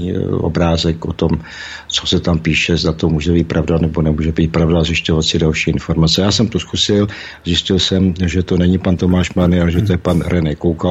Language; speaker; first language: Czech; native; Czech